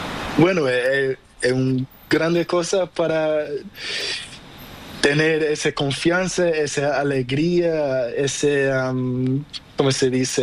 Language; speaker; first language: Spanish; non-native, learner; Portuguese